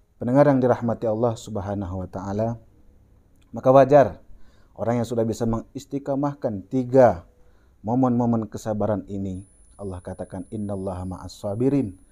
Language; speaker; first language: Indonesian; non-native, local second language; Achinese